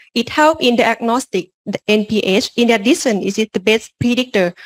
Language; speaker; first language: English; non-native, learner; Lao